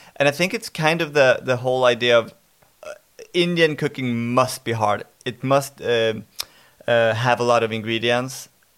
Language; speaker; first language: English; non-native, fluent; Swedish